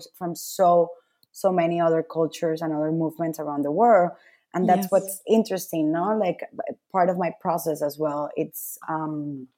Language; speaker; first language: English; non-native, fluent; Spanish